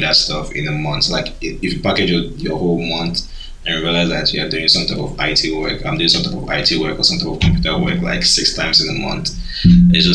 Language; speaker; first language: English; non-native, local second language; Igbo